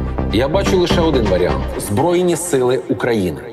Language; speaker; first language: Ukrainian; native; Ukrainian